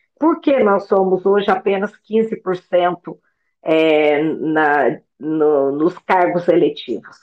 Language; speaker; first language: Portuguese; native; Portuguese